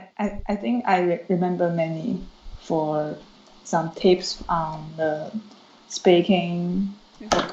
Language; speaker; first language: English; non-native, learner; Chinese